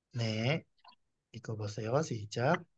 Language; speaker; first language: Korean; non-native, fluent; Indonesian